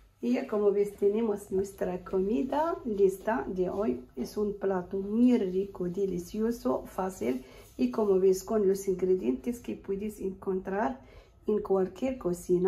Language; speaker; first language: Spanish; non-native, fluent; Arabic